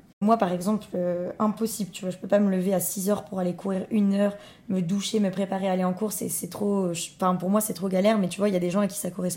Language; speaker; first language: French; native; French